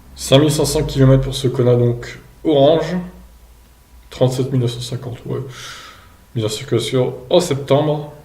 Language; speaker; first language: French; native; French